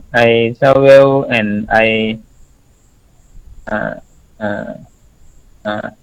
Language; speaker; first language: English; non-native, learner; Thai